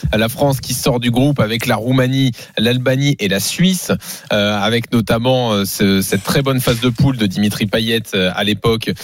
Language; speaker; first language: French; native; French